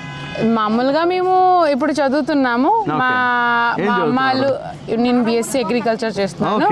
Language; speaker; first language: Telugu; non-native, local second language; Odia